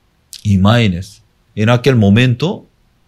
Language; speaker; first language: Spanish; non-native, fluent; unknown